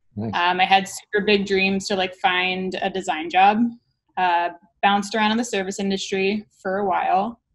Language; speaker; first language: English; native; English